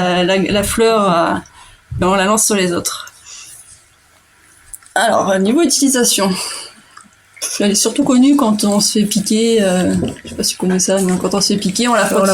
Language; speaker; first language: French; native; French